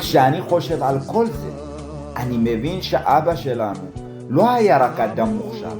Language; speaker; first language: Hebrew; early bilingual, other home language; Amharic